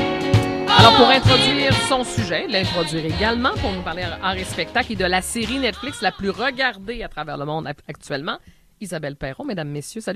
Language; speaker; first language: French; native; French